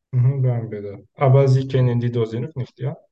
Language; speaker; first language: German; non-native, learner; Turkish